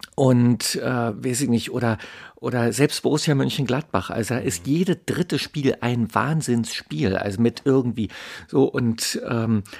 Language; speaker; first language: German; native; German